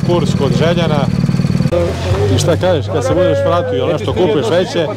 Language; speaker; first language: Croatian; native; Croatian